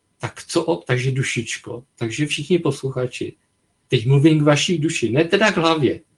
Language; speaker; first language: Czech; native; Czech